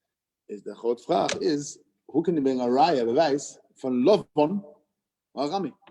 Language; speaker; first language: Dutch; non-native, fluent; English